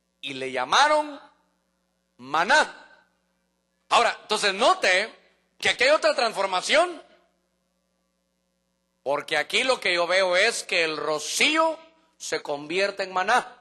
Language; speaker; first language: Spanish; native; Spanish